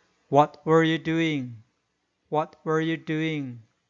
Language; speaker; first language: English; non-native, fluent; Korean